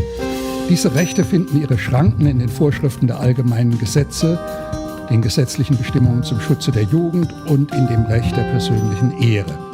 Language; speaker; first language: German; native; German